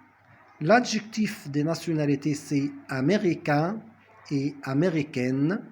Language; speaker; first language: French; non-native, fluent; Arabic